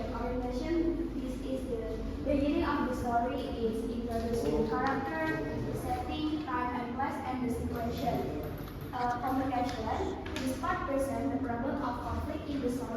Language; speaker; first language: English; non-native, learner; Indonesian